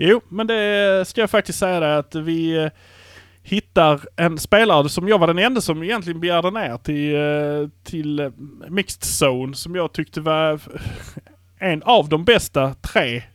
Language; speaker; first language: Swedish; native; Swedish